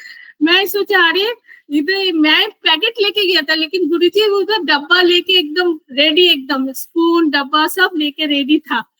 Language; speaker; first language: Hindi; non-native, local second language; Bangla